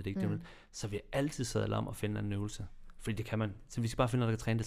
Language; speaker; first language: Danish; native; Danish